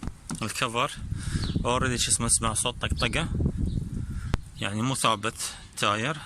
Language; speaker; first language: Arabic; native; Arabic